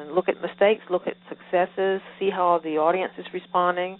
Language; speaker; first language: English; native; English